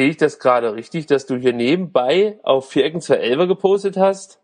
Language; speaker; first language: German; native; German